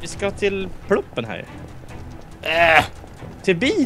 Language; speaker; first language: Swedish; native; Swedish